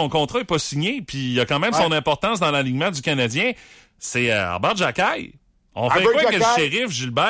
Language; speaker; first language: French; native; French